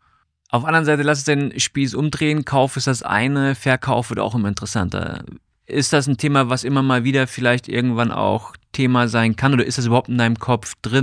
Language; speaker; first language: German; native; German